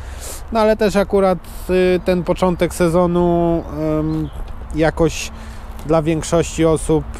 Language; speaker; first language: Polish; native; Polish